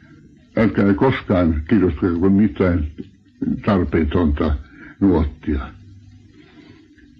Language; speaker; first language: Finnish; non-native, local second language; Swedish